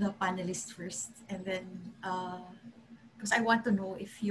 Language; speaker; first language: English; non-native, local second language; Cebuano